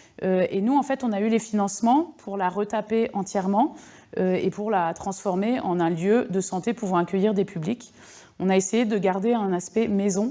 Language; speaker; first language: French; native; French